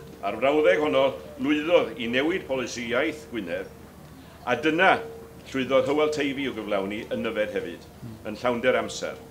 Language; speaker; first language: Welsh; native; Welsh